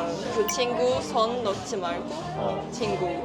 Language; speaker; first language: Korean; non-native, learner; Japanese